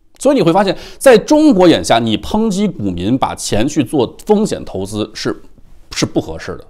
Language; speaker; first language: Chinese; native; Chinese